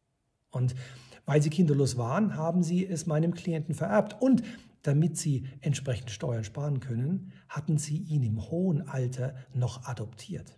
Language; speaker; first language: German; native; German